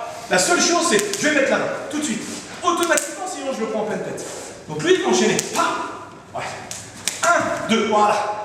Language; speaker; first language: French; native; French